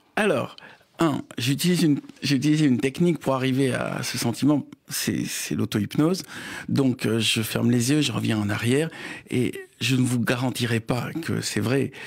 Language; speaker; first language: French; native; French